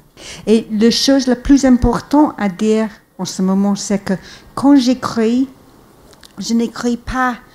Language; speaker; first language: French; non-native, fluent; English